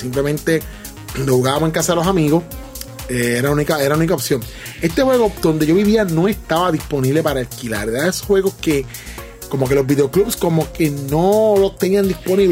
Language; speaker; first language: Spanish; native; Spanish